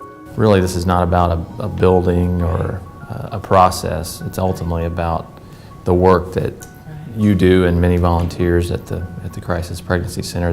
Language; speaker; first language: English; native; English